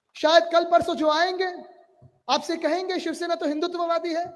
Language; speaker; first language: Hindi; non-native, local second language; Marathi